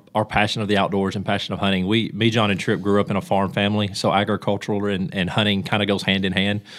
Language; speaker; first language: English; native; English